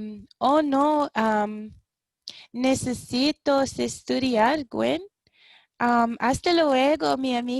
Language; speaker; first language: Spanish; non-native, learner; English